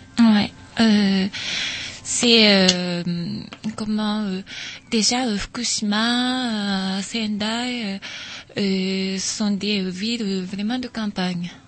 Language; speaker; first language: French; non-native, learner; Japanese